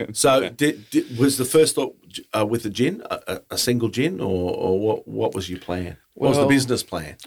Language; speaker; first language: English; native; English